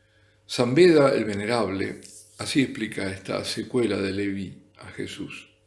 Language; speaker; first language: Spanish; native; Spanish